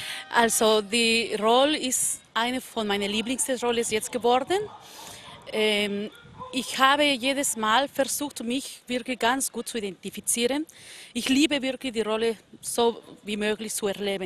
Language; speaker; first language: German; non-native, fluent; Spanish